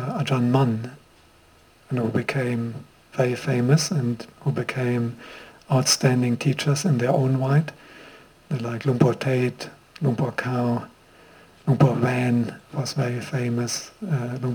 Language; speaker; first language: English; non-native, fluent; German